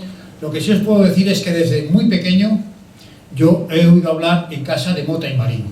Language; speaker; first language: Spanish; native; Spanish